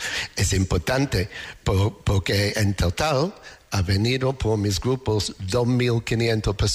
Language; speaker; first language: Spanish; non-native, learner; English